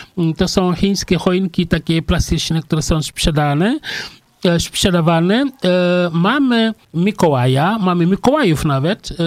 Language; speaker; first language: Polish; non-native, fluent; Wolof